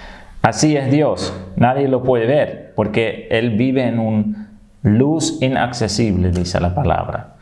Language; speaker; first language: Spanish; non-native, fluent; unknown